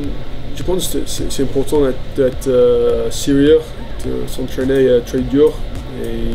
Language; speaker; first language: French; non-native, fluent; English